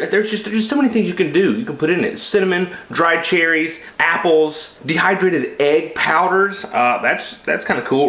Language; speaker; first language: English; native; English